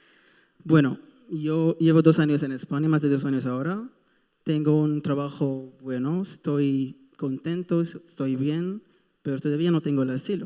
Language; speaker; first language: Spanish; non-native, fluent; Arabic